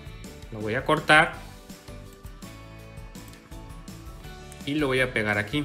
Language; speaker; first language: Spanish; native; Spanish